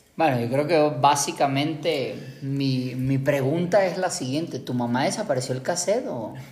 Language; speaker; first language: Spanish; native; Spanish